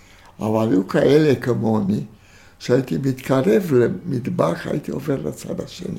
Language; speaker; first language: Hebrew; non-native, fluent; Romanian